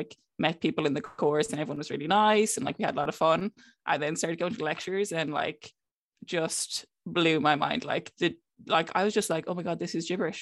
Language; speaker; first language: English; native; English